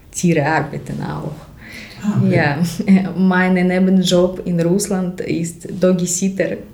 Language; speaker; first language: German; non-native, learner; Russian